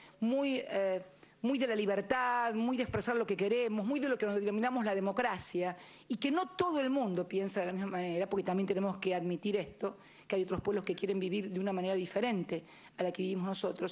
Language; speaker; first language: Spanish; native; Spanish